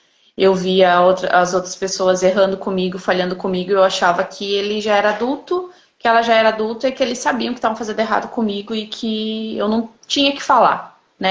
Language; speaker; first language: Portuguese; native; Portuguese